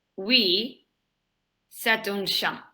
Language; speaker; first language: French; non-native, learner; English